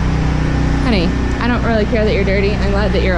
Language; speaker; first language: English; native; English